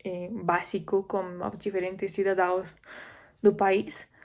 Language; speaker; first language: Portuguese; non-native, fluent; Spanish